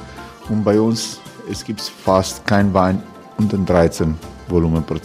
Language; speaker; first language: German; non-native, fluent; Croatian